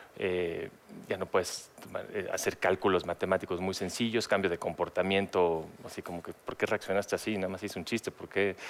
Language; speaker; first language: Spanish; native; Spanish